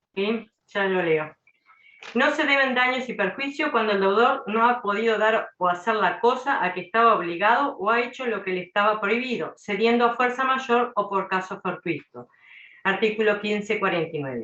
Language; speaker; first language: Spanish; native; Spanish